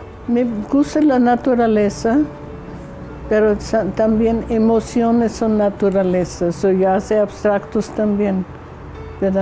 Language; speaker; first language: Spanish; non-native, fluent; German